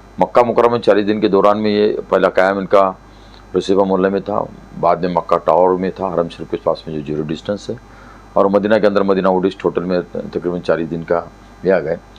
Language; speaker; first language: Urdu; native; Urdu